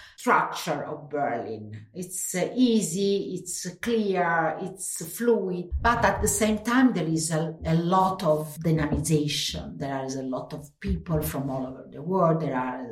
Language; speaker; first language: English; non-native, fluent; Italian